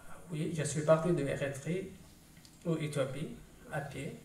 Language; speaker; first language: French; non-native, learner; Tigrinya